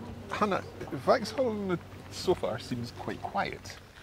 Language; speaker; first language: English; native; English